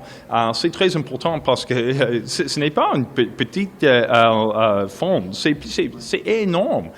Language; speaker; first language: French; non-native, local second language; English